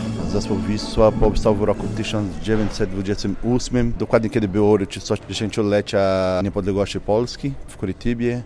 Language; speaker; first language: Polish; non-native, learner; Portuguese